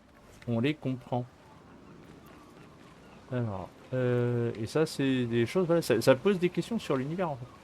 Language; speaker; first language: French; native; French